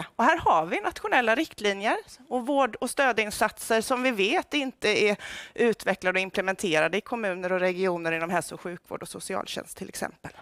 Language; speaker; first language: Swedish; native; Swedish